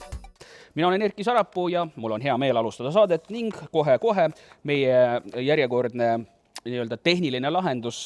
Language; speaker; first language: Estonian; native; Estonian